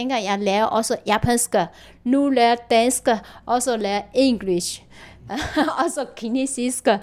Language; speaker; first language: Danish; non-native, learner; Chinese